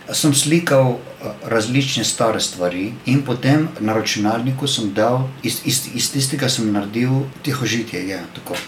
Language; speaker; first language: Slovenian; non-native, learner; Armenian